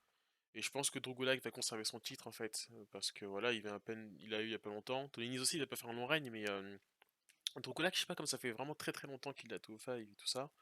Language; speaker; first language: French; native; French